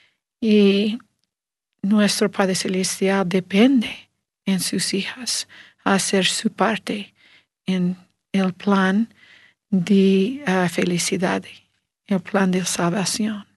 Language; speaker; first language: Spanish; non-native, learner; English